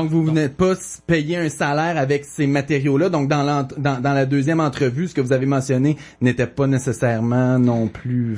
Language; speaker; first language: French; native; French